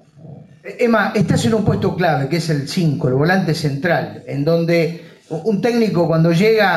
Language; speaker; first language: Spanish; native; Spanish